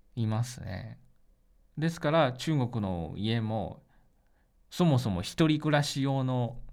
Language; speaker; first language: Japanese; non-native, fluent; Chinese